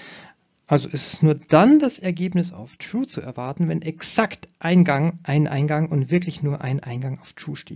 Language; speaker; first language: German; native; German